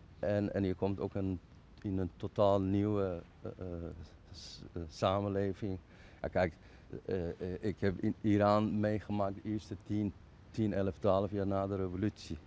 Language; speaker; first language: Dutch; non-native, fluent; Persian